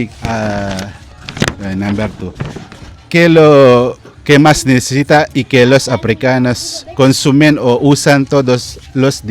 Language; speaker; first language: Spanish; non-native, learner; Filipino